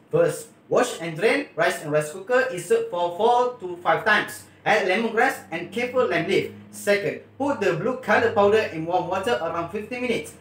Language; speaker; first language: English; non-native, local second language; Malay